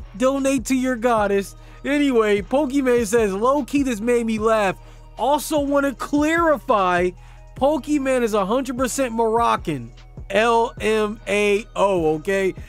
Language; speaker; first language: English; native; English